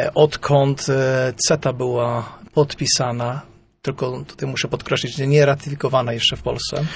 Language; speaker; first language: Polish; early bilingual, heritage; Polish